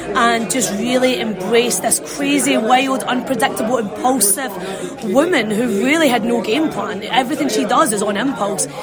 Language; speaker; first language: English; native; English